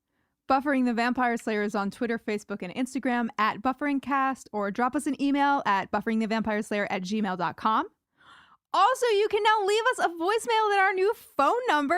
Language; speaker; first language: English; native; English